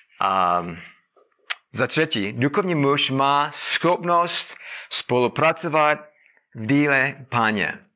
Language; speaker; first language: Czech; non-native, fluent; English